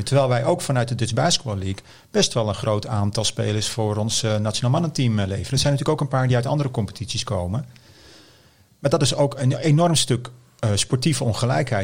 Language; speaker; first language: Dutch; native; Dutch